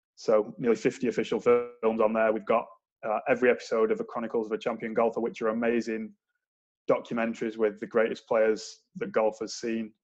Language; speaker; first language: English; native; English